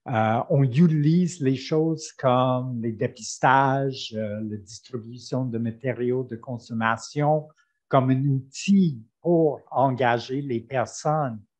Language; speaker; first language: French; non-native, fluent; English